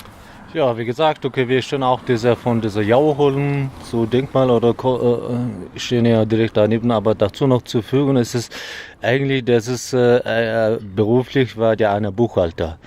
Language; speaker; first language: German; non-native, learner; Mongolian